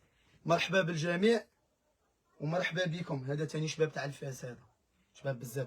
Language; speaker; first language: Arabic; native; Arabic